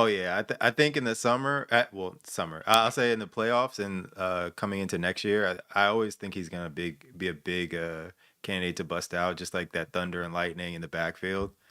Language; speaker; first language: English; native; English